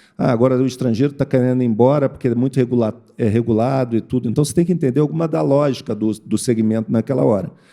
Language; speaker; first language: Portuguese; native; Portuguese